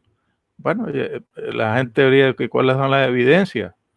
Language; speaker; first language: Spanish; native; Spanish